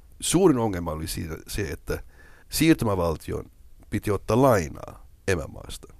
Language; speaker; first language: Finnish; non-native, local second language; Swedish